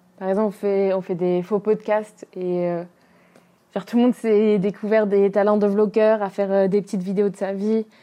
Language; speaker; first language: French; native; French